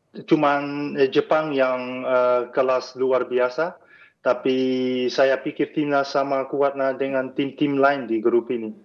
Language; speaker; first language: Indonesian; non-native, fluent; Dutch